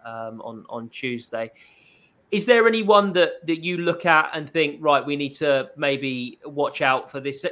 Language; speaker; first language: English; native; English